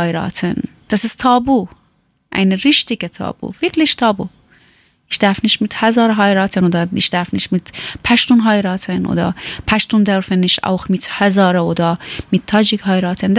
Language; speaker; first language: German; non-native, learner; Persian